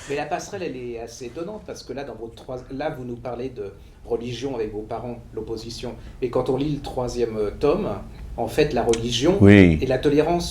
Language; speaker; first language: French; native; French